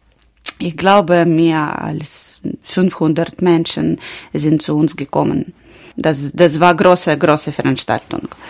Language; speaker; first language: German; non-native, learner; Ukrainian